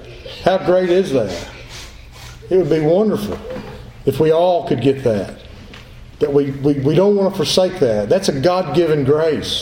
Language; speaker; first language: English; native; English